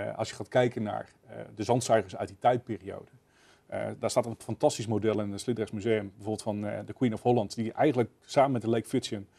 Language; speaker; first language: Dutch; native; Dutch